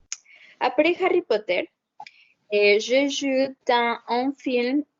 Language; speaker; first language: French; non-native, learner; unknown